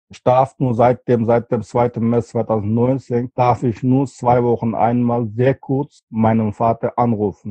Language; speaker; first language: German; non-native, fluent; Uyghur